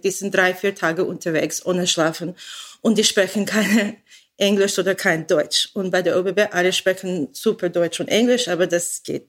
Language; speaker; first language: German; non-native, fluent; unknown